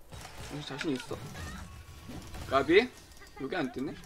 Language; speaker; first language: Korean; native; Korean